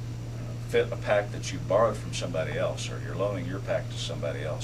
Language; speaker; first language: English; native; English